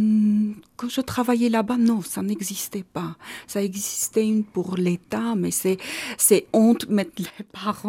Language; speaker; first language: French; non-native, learner; Armenian